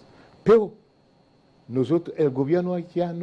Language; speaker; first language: Spanish; non-native, fluent; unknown